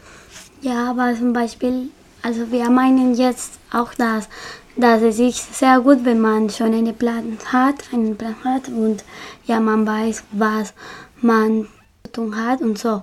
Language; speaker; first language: German; non-native, learner; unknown